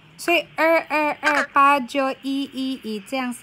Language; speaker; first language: Chinese; non-native, fluent; Filipino